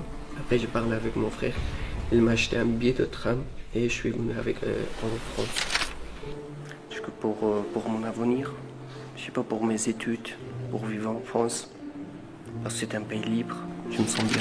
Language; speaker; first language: French; non-native, learner; Persian